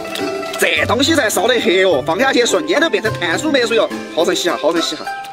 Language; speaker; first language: Chinese; native; Chinese